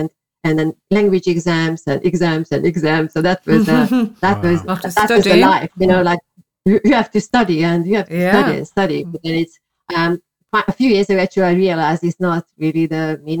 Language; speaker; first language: English; non-native, fluent; Hungarian